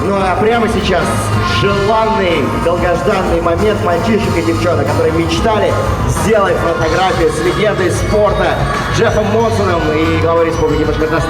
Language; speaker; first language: Russian; native; Russian